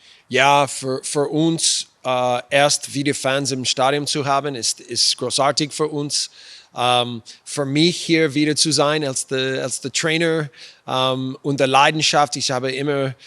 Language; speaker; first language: German; non-native, fluent; English